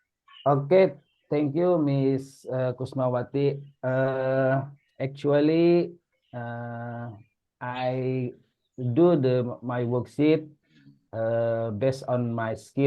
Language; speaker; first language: English; non-native, learner; Indonesian